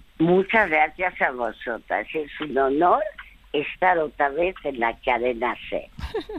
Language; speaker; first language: Spanish; early bilingual, other home language; French